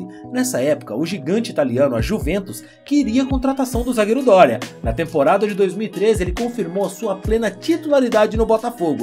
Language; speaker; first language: Portuguese; native; Portuguese